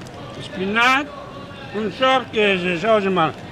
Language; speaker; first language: German; non-native, learner; Greek